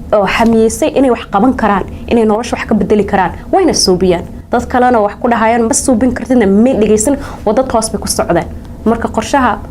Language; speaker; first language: Somali; early bilingual, heritage; Somali